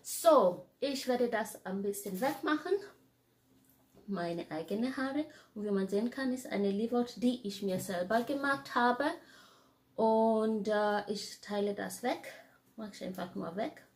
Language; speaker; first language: German; non-native, fluent; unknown